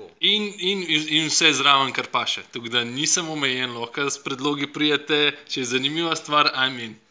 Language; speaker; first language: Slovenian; non-native, fluent; Russian